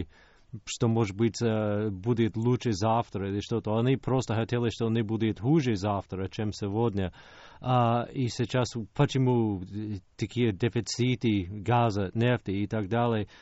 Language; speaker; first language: Russian; non-native, fluent; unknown